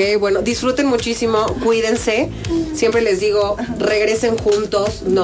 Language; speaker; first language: Spanish; native; Spanish